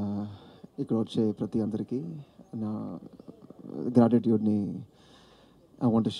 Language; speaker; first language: Telugu; non-native, fluent; Tamil